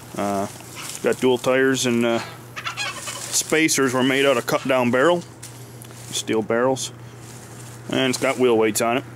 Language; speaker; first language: English; native; English